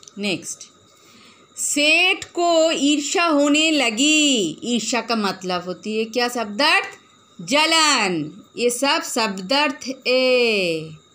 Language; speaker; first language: Hindi; non-native, local second language; Bangla